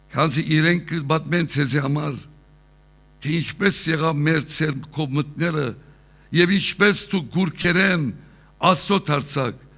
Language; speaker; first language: Armenian; early bilingual, heritage; Armenian